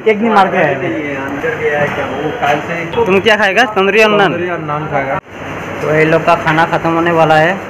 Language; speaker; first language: Hindi; non-native, local second language; Assamese